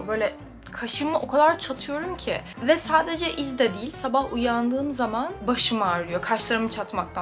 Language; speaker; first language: Turkish; native; Turkish